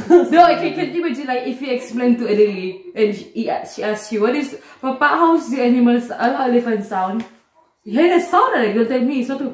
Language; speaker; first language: English; non-native, local second language; Malay